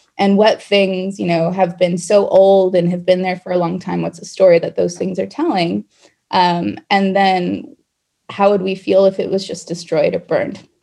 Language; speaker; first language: English; native; English